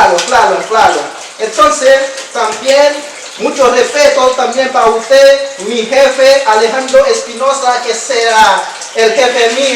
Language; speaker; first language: Spanish; non-native, learner; Haitian Creole